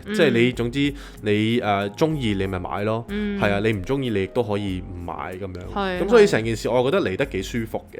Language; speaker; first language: Cantonese; native; Cantonese